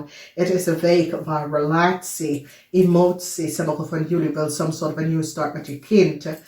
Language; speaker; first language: Dutch; non-native, fluent; English